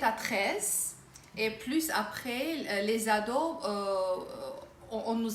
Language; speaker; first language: French; non-native, learner; Armenian